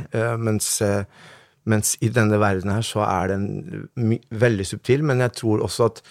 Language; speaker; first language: Norwegian; early bilingual, other home language; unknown